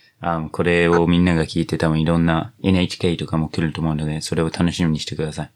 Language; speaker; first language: Japanese; non-native, fluent; English